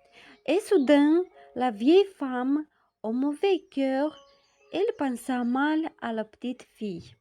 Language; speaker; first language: French; non-native, fluent; Romanian